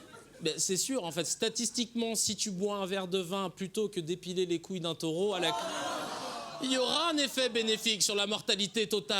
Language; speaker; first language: French; native; French